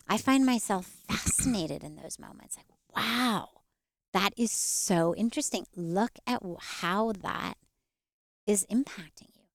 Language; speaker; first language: English; native; English